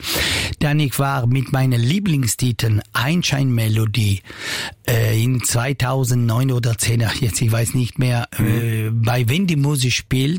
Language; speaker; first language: German; non-native, local second language; Italian